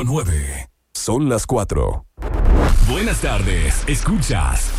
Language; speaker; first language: Spanish; native; Spanish